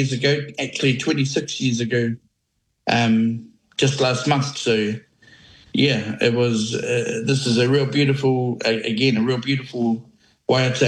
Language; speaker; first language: English; native; English